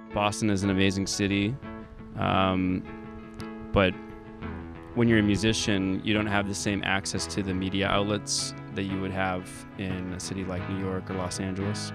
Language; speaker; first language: English; native; English